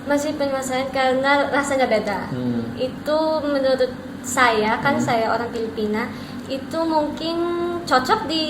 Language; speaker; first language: Indonesian; non-native, learner; Filipino